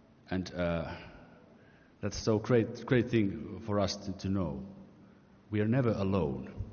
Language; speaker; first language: English; non-native, fluent; Finnish